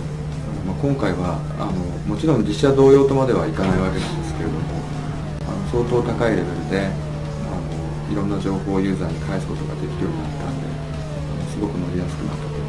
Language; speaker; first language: Japanese; native; Japanese